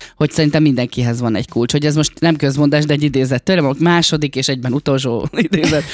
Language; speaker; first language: Hungarian; native; Hungarian